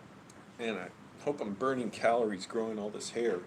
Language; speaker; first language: English; native; English